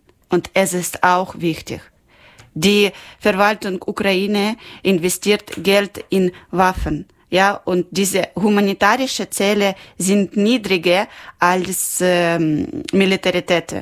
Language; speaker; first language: German; non-native, local second language; Ukrainian